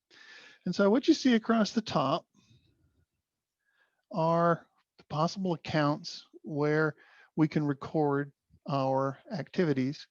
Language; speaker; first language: English; native; English